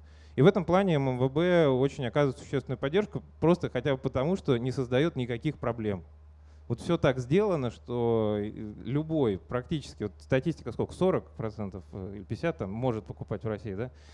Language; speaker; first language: Russian; native; Russian